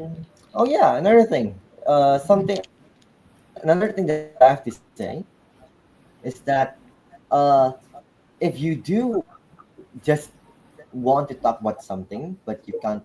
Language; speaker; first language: English; non-native, fluent; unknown